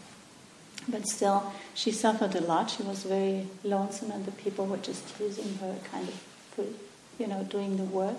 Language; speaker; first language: English; non-native, fluent; German